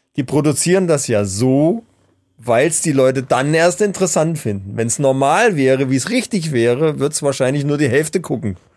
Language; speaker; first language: German; native; German